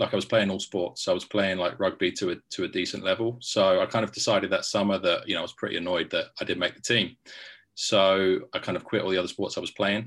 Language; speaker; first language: English; native; English